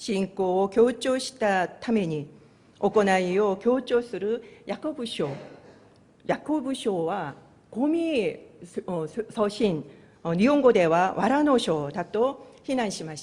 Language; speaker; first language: Japanese; non-native, fluent; Korean